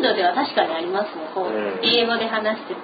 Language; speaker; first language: Japanese; native; Japanese